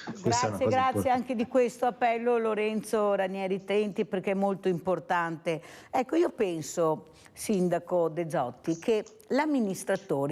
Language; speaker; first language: Italian; native; Italian